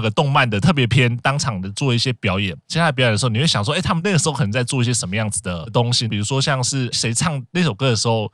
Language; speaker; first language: Chinese; native; Chinese